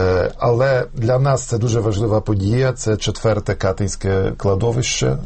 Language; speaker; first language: Ukrainian; non-native, fluent; Polish